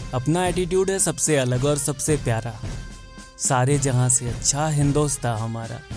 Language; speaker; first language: Hindi; native; Hindi